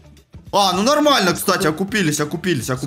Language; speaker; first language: Russian; native; Russian